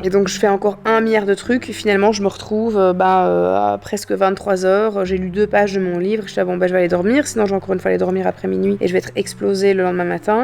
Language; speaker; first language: French; native; French